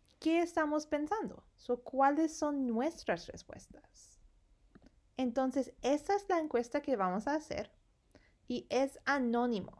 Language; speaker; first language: Spanish; non-native, fluent; English